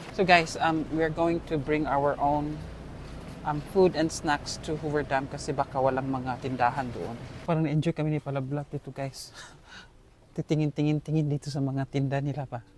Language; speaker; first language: Filipino; native; Filipino